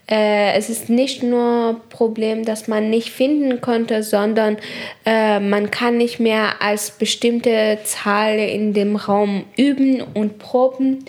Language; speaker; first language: German; non-native, learner; Persian